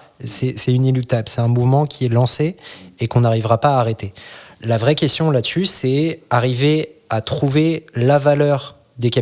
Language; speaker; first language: French; native; French